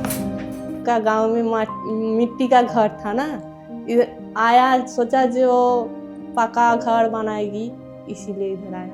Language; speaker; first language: Hindi; non-native, local second language; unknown